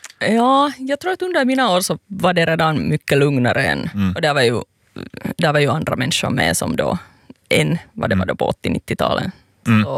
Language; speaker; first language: Swedish; native; Swedish